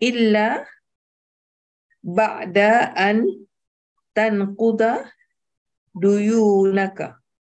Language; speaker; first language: Arabic; non-native, learner; Malay